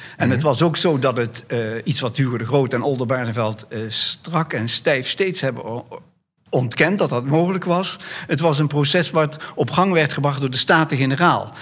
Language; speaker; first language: Dutch; native; Dutch